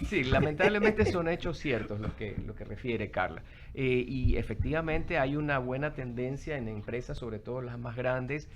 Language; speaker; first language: Spanish; native; Spanish